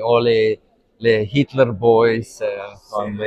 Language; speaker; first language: Italian; non-native, learner; Arabic